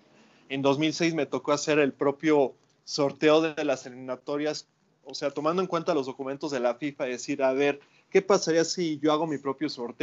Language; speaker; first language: Spanish; native; Spanish